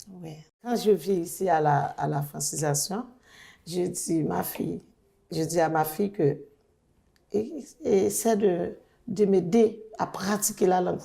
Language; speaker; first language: French; non-native, learner; Haitian Creole